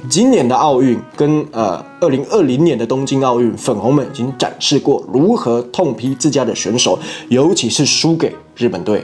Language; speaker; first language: Chinese; native; Chinese